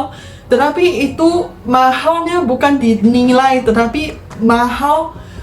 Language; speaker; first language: Indonesian; non-native, fluent; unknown